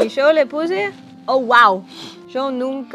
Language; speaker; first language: Spanish; non-native, learner; English